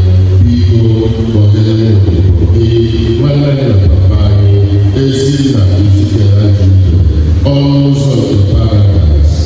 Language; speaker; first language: Igbo; native; Igbo